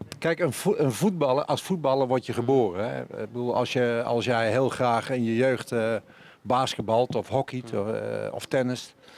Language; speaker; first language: Dutch; native; Dutch